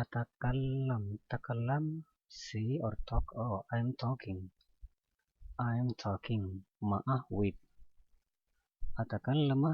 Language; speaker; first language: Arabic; non-native, learner; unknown